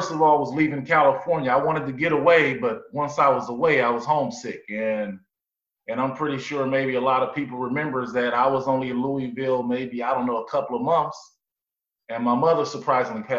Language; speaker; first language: English; native; English